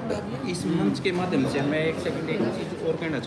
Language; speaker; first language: Hindi; native; Hindi